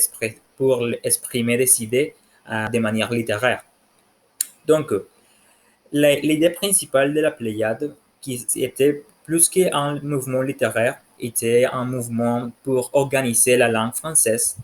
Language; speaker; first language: French; non-native, learner; Spanish